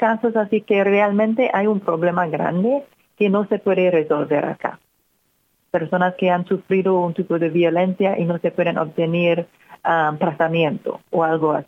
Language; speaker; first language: Spanish; non-native, fluent; English